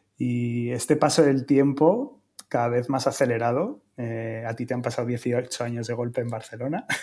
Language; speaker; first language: Spanish; native; Spanish